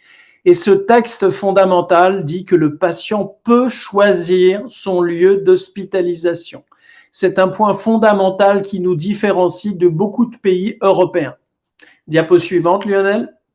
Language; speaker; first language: French; native; French